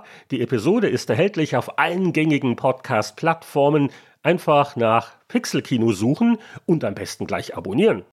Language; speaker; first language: German; native; German